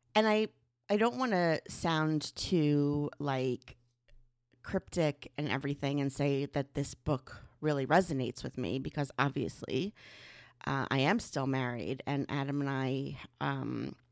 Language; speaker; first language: English; native; English